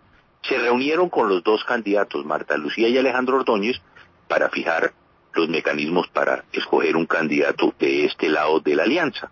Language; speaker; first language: Spanish; native; Spanish